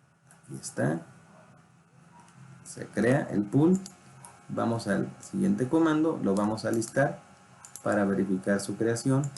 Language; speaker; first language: Spanish; native; Spanish